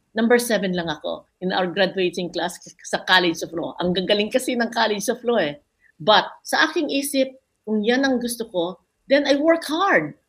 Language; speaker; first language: Filipino; non-native, local second language; Bikol